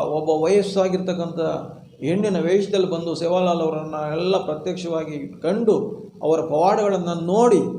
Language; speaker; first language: Kannada; non-native, local second language; Lambadi